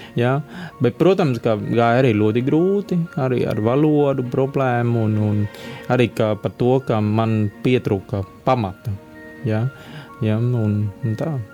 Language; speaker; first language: Latvian; non-native, fluent; Vietnamese